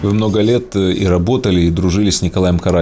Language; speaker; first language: Russian; native; Russian